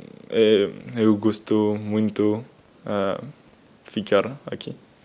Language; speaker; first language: Portuguese; non-native, learner; French